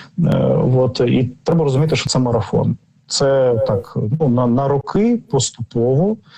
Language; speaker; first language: Ukrainian; non-native, local second language; Russian